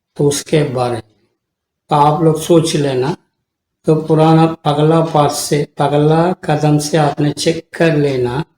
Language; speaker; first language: Hindi; non-native, local second language; Tamil